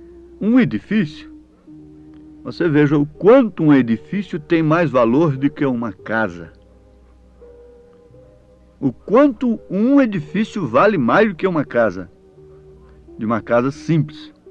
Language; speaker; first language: Portuguese; native; Portuguese